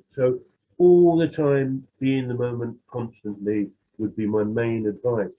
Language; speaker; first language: English; native; English